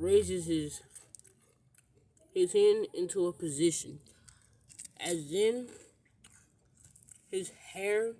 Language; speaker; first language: English; native; English